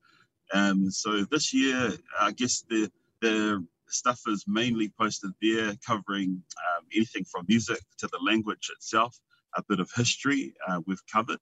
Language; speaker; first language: English; native; English